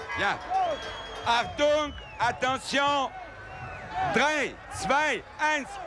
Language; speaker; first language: German; non-native, local second language; Italian